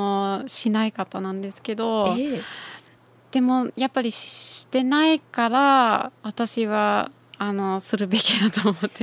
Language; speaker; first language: Japanese; non-native, fluent; German